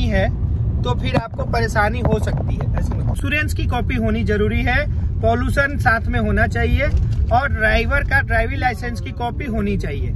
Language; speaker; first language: Hindi; native; Hindi